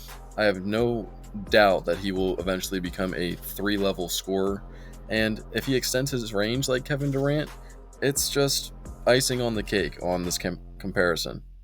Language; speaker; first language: English; native; English